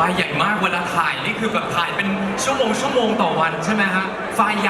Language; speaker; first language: Thai; native; Thai